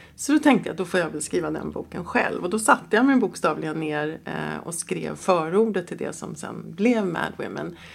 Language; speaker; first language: Swedish; native; Swedish